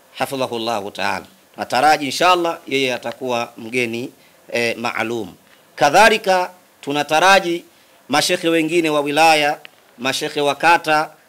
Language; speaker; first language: Swahili; native; Swahili